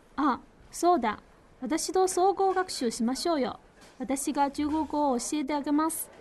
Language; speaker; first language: Japanese; non-native, fluent; Chinese